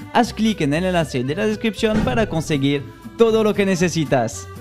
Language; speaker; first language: Spanish; non-native, fluent; French